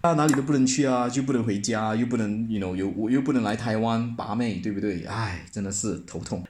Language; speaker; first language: Chinese; native; Chinese